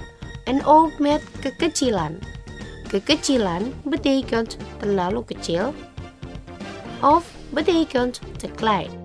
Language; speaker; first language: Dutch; non-native, learner; Indonesian